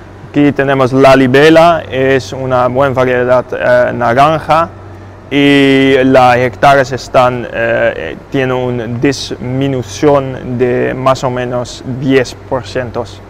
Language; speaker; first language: Spanish; non-native, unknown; Dutch